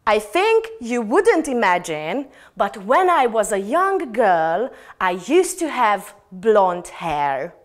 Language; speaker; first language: English; non-native, fluent; Hungarian